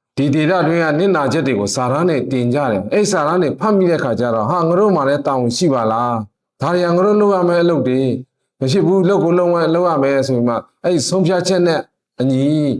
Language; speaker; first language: Burmese; non-native, local second language; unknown